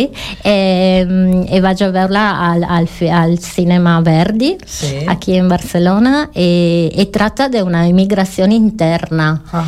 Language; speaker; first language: Catalan; non-native, learner; Italian